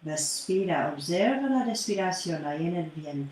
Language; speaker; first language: Spanish; non-native, fluent; English